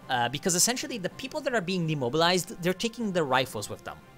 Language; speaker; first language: English; native; English